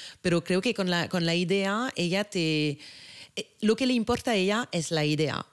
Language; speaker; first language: Spanish; non-native, fluent; French